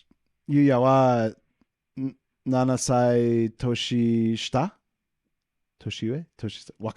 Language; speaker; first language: Japanese; non-native, learner; English